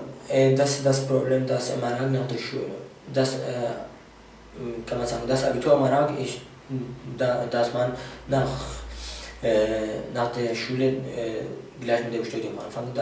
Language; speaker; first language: German; non-native, fluent; Arabic